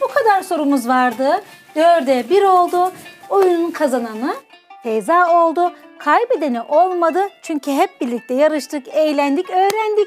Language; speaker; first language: Turkish; native; Turkish